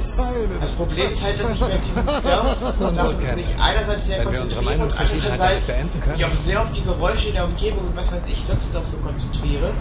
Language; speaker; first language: German; native; German